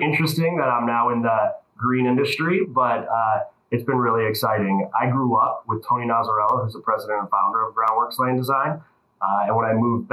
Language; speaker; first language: English; native; English